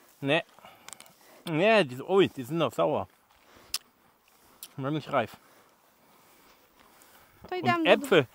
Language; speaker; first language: German; native; German